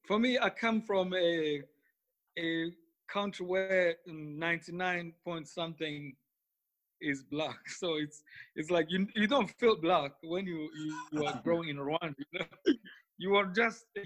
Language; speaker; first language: English; non-native, local second language; Kinyarwanda